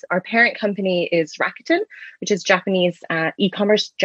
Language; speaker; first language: English; native; English